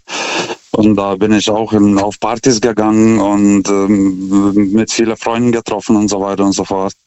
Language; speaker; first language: German; non-native, fluent; Lithuanian